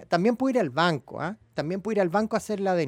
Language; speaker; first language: Spanish; native; Spanish